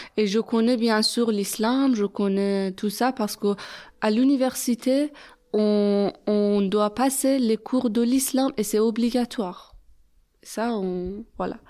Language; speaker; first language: French; non-native, fluent; Persian